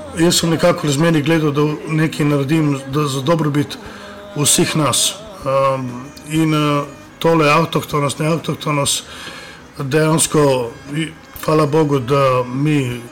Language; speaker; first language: Slovenian; non-native, local second language; Romany